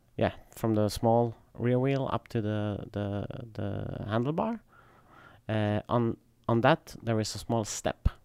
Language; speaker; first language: English; non-native, fluent; Swedish